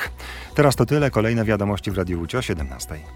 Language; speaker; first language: Polish; native; Polish